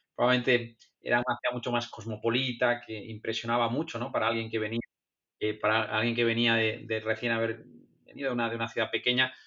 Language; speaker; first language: Spanish; native; Spanish